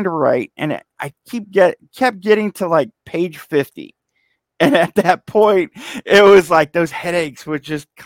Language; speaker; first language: English; native; English